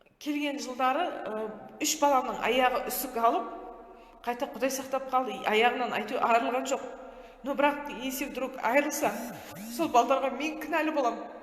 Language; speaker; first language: Kazakh; native; Kazakh